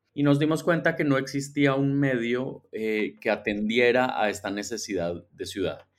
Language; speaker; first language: Spanish; native; Spanish